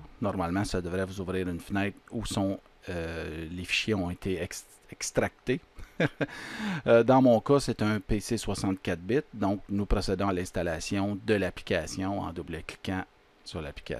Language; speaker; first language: French; native; French